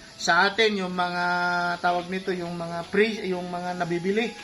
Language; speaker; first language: Filipino; non-native, local second language; Iloko